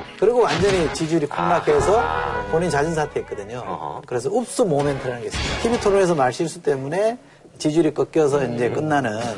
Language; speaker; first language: Korean; native; Korean